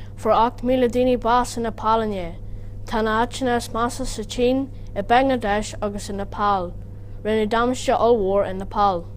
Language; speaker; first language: Irish; non-native, local second language; English